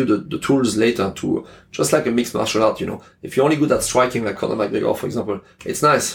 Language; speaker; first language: English; non-native, fluent; French